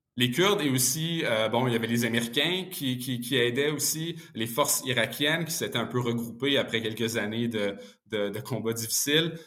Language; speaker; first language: French; early bilingual, other home language; Bosnian